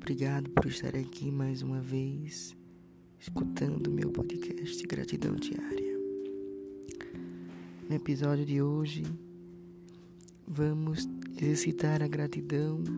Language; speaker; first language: Portuguese; native; Portuguese